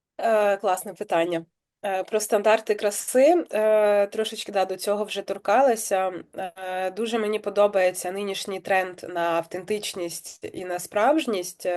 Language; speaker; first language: Ukrainian; native; Ukrainian